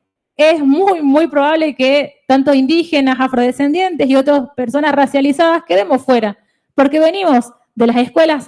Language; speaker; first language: Spanish; native; Spanish